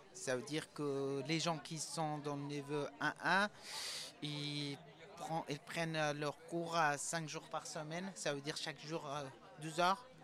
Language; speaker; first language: French; non-native, fluent; Persian